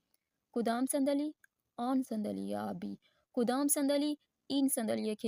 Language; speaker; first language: Persian; non-native, learner; Urdu